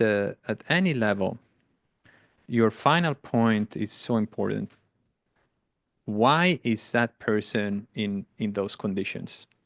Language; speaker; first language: English; non-native, fluent; Italian